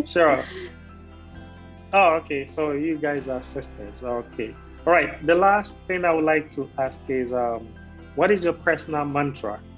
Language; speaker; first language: English; non-native, learner; Spanish